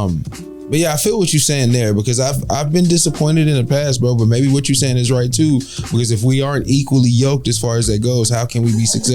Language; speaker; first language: English; native; English